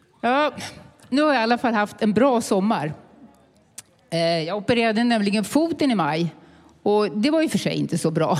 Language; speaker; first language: Swedish; native; Swedish